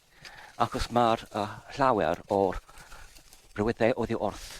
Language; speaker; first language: Welsh; non-native, fluent; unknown